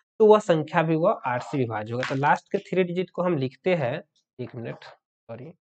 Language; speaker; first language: Hindi; native; Hindi